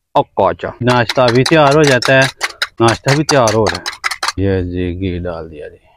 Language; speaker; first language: Urdu; native; Urdu